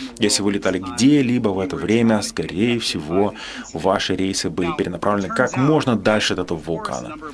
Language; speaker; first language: Russian; non-native, fluent; English